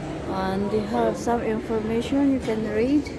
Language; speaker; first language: English; non-native, fluent; Filipino